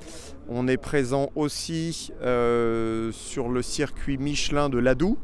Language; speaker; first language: French; native; French